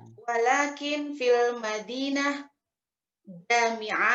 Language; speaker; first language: Arabic; non-native, learner; Indonesian